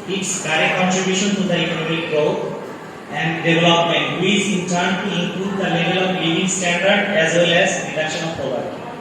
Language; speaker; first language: English; non-native, local second language; Bangla